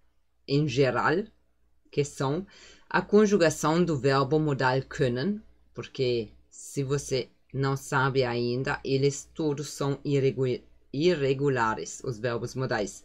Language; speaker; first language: Portuguese; non-native, fluent; German